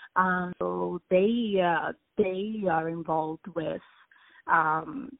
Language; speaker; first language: English; early bilingual, other home language; Italian